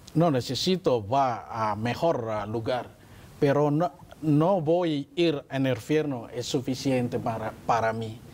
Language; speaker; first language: Spanish; non-native, learner; Indonesian